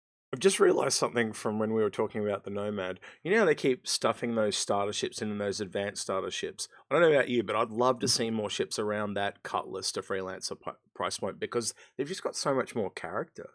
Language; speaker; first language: English; native; English